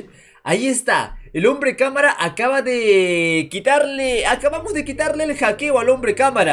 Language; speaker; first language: Spanish; native; Spanish